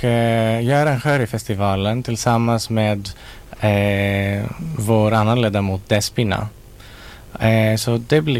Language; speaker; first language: Swedish; non-native, fluent; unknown